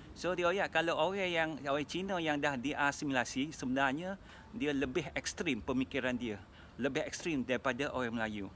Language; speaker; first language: Malay; non-native, local second language; Min Nan Chinese